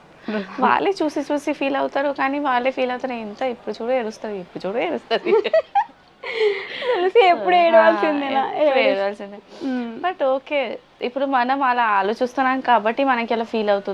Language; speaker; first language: Telugu; non-native, learner; Bangla